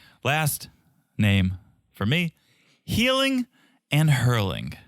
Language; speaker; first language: English; native; English